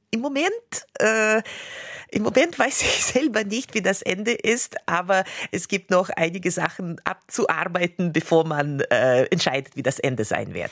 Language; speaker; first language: German; non-native, fluent; Russian